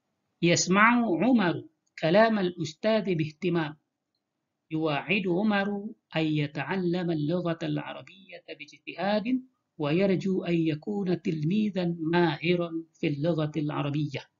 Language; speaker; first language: Arabic; non-native, fluent; Indonesian